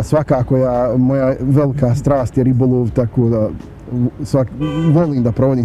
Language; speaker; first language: Bosnian; native; Bosnian